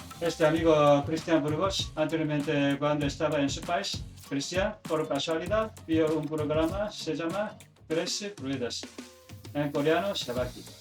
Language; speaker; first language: Spanish; non-native, learner; Korean